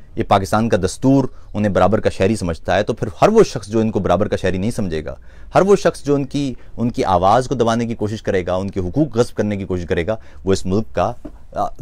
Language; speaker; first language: Urdu; non-native, local second language; Punjabi